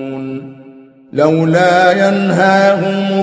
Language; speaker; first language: Arabic; native; Arabic